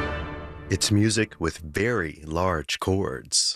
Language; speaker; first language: English; native; English